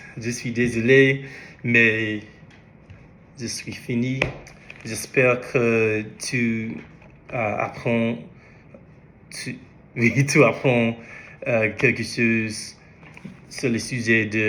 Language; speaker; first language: French; non-native, learner; English